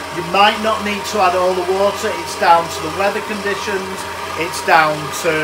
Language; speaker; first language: English; native; English